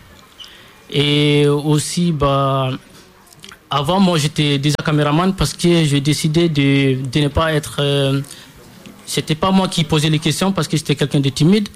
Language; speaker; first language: French; non-native, local second language; Fula